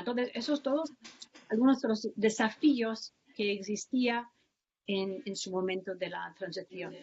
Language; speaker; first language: Spanish; non-native, fluent; English